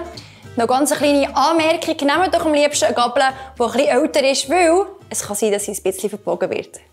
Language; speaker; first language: German; native; German